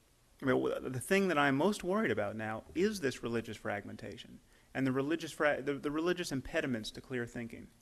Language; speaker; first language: English; native; English